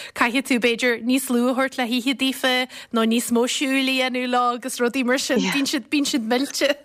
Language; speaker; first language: Irish; native; Irish